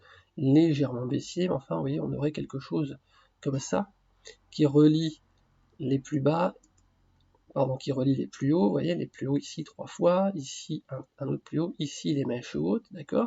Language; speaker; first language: French; native; French